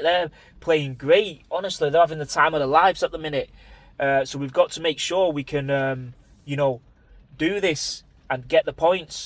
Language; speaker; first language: English; native; English